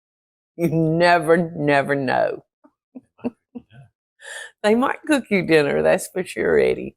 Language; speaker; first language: English; native; English